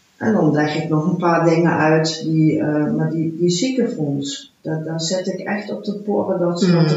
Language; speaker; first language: Dutch; early bilingual, heritage; Dutch